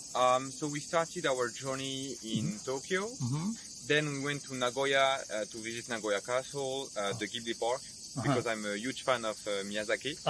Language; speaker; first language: English; non-native, fluent; French